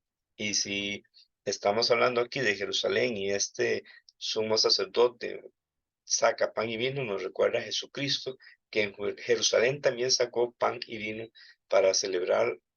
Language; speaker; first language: Spanish; native; Spanish